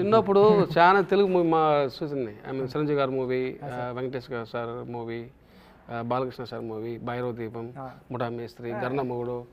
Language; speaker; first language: Telugu; non-native, learner; Tamil